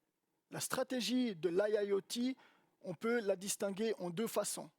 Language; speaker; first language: French; native; French